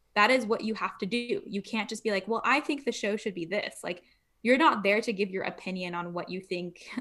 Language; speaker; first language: English; native; English